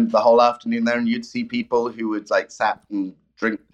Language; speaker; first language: English; native; English